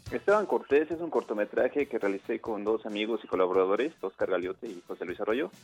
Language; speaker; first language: Spanish; native; Spanish